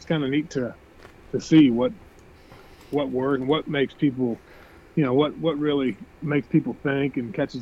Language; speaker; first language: English; native; English